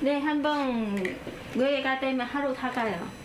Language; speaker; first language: Korean; non-native, learner; Vietnamese